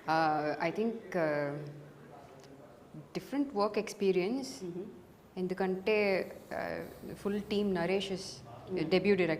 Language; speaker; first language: Telugu; non-native, learner; Tamil